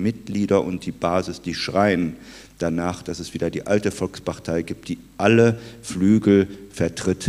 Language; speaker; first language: German; native; German